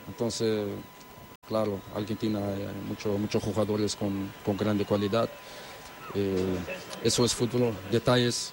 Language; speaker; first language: Spanish; non-native, learner; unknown